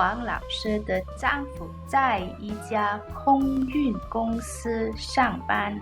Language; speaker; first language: Chinese; non-native, learner; English